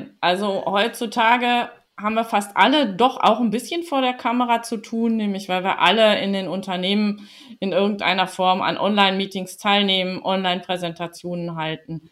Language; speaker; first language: German; native; German